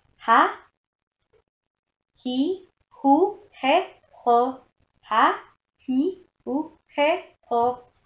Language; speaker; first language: Russian; non-native, learner; Indonesian